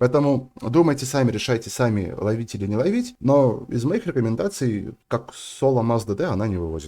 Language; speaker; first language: Russian; native; Russian